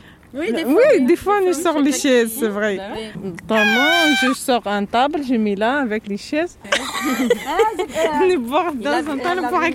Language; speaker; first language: French; non-native, learner; Arabic